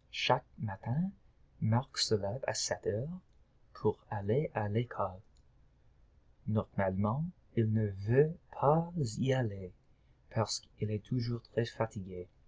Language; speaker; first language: French; non-native, local second language; English